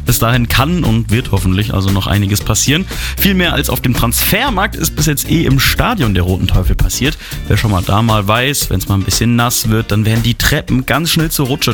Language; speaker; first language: German; native; German